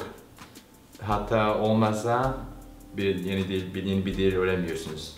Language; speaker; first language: Turkish; non-native, learner; Korean